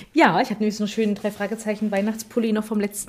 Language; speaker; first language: German; native; German